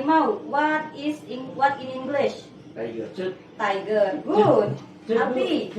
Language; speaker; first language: English; non-native, fluent; Indonesian